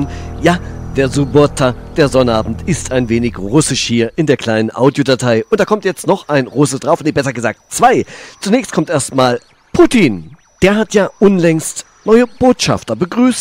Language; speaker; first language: German; native; German